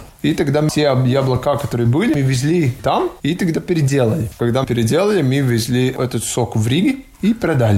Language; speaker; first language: Russian; non-native, local second language; Latvian